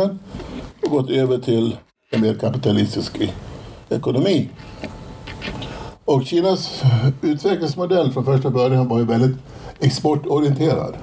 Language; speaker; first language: Swedish; native; Swedish